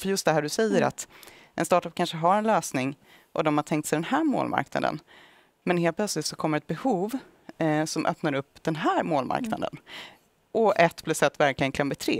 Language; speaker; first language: Swedish; native; Swedish